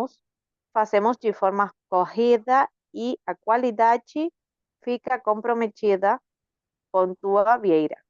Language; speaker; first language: Portuguese; non-native, learner; Spanish